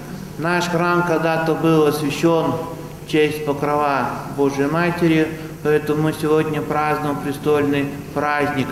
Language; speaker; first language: Russian; native; Russian